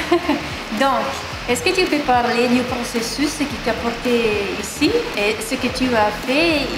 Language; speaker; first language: French; non-native, fluent; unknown